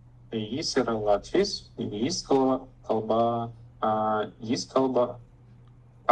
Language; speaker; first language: Lithuanian; non-native, learner; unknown